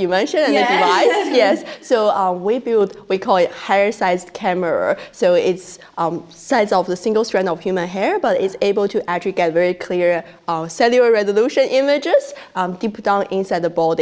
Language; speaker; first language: English; non-native, fluent; Chinese